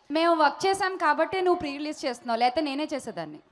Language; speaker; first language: Telugu; native; Telugu